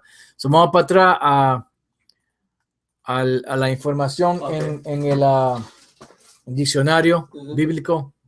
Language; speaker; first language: Spanish; early bilingual, heritage; English